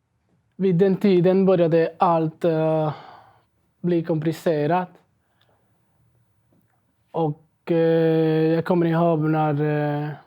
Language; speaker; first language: Swedish; non-native, learner; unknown